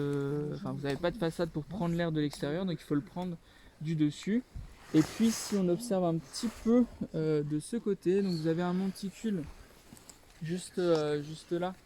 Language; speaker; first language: French; native; French